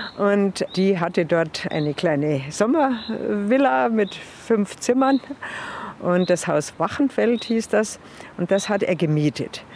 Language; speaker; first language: German; native; German